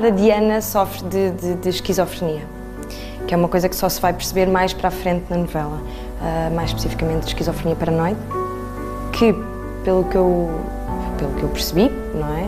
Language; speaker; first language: Portuguese; native; Portuguese